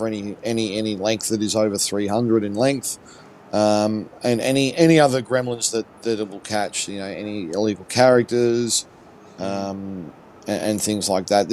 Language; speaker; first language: English; native; English